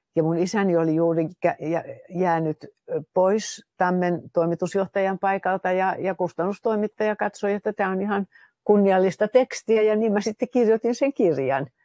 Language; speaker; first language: Finnish; native; Finnish